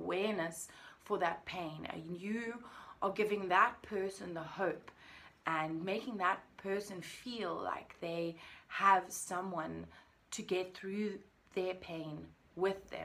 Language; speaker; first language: English; native; English